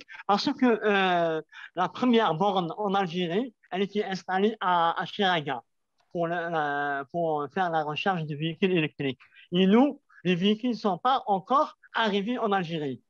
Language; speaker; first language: French; non-native, local second language; Arabic